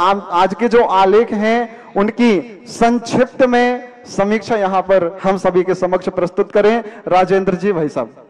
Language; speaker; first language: Hindi; native; Hindi